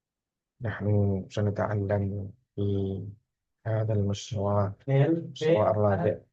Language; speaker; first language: Arabic; non-native, fluent; Indonesian